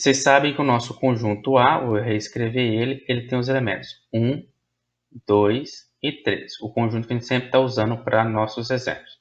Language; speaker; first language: Portuguese; native; Portuguese